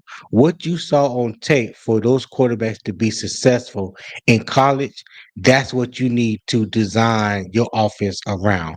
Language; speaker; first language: English; native; English